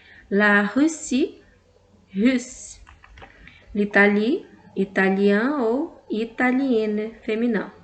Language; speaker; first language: French; non-native, fluent; Portuguese